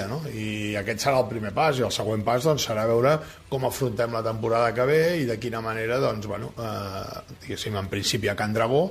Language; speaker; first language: Catalan; native; Catalan